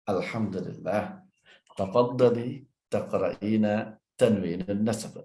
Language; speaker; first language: Arabic; non-native, fluent; Indonesian